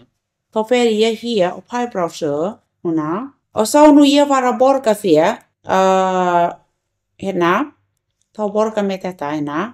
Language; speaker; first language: Icelandic; non-native, learner; Thai